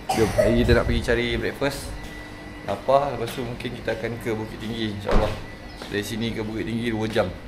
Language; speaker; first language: Malay; native; Malay